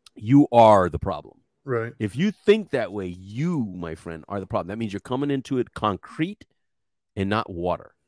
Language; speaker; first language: English; native; English